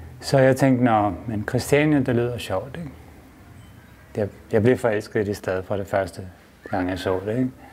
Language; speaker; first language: Danish; non-native, fluent; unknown